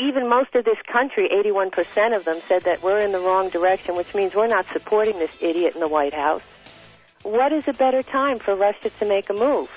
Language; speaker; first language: English; native; English